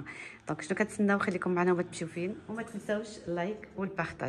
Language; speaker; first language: Arabic; native; Arabic